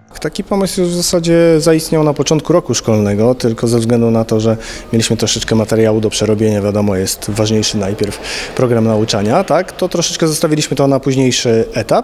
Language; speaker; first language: Polish; native; Polish